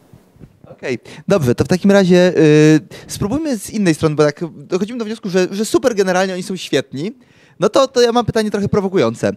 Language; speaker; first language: Polish; native; Polish